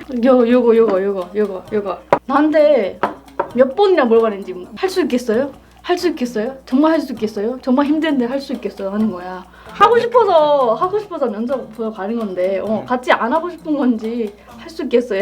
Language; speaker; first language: Korean; non-native, fluent; Burmese